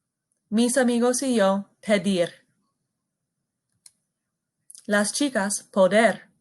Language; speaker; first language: Spanish; non-native, fluent; English